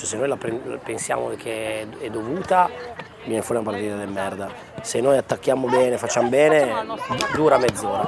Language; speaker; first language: Italian; native; Italian